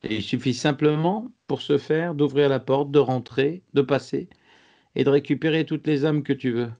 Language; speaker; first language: French; native; French